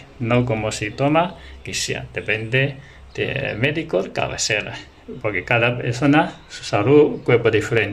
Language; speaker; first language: Spanish; non-native, learner; Chinese